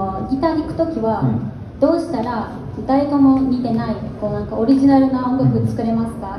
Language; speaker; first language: Japanese; non-native, fluent; Turkish